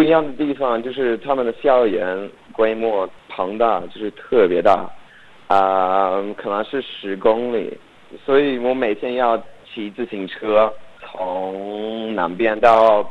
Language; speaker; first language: Chinese; non-native, learner; English